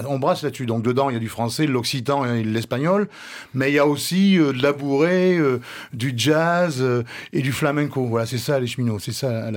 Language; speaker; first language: French; native; French